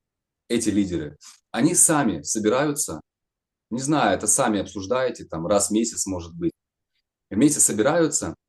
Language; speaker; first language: Russian; native; Russian